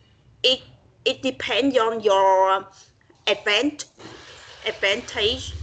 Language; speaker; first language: English; non-native, learner; Vietnamese